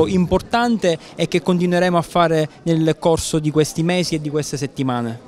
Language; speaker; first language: Italian; native; Italian